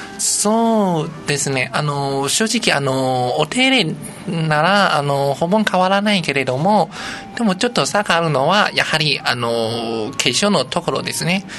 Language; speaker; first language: Japanese; non-native, fluent; Chinese